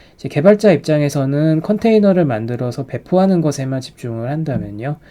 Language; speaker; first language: Korean; native; Korean